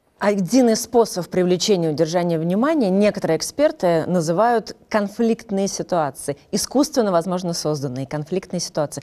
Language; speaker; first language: Russian; native; Russian